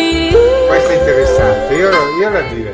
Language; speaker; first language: Italian; native; Italian